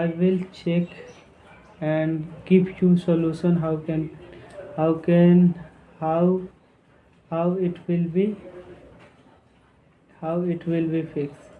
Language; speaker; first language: English; non-native, learner; Hindi